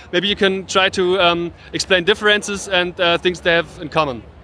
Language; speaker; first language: English; non-native, learner; German